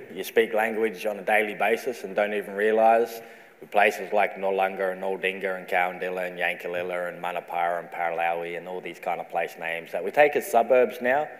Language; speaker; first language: English; native; English